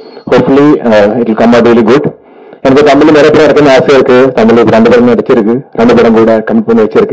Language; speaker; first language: Tamil; non-native, learner; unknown